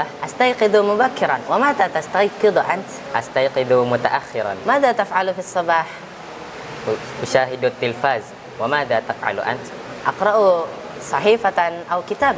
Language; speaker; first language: Arabic; non-native, learner; Indonesian